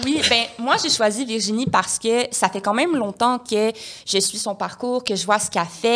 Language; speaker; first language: French; native; French